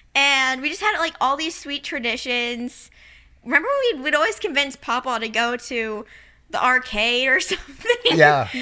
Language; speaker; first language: English; native; English